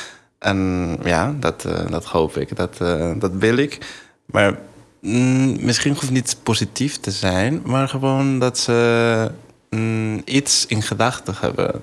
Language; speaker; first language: Dutch; non-native, fluent; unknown